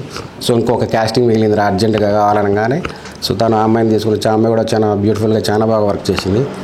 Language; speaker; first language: Telugu; native; Telugu